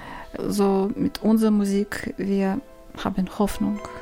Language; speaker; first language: German; non-native, learner; Ukrainian